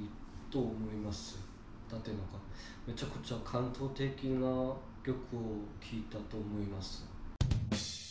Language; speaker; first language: Japanese; non-native, learner; Korean